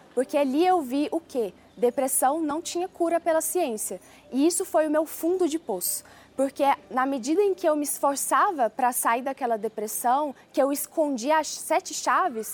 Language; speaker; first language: Portuguese; early bilingual, other home language; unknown